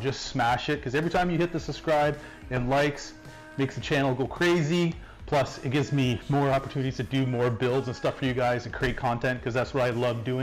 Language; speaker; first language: English; native; English